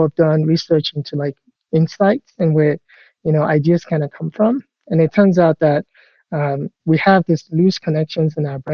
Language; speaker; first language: English; non-native, local second language; Yoruba